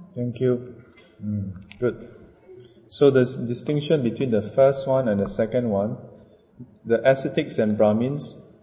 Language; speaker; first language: English; non-native, local second language; Chinese